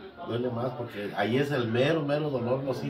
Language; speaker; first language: Spanish; native; Spanish